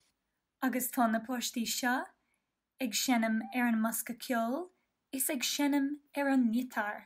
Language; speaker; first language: Irish; non-native, local second language; English